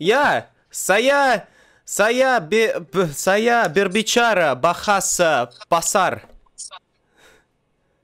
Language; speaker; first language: Indonesian; non-native, learner; Russian